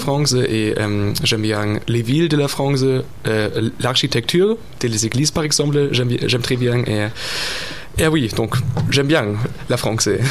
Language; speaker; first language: French; non-native, learner; German